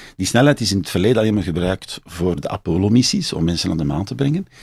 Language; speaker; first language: Dutch; native; Dutch